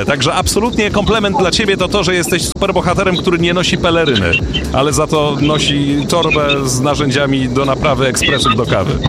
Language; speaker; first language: Polish; native; Polish